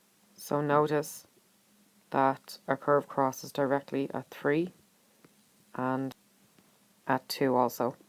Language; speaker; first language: English; native; English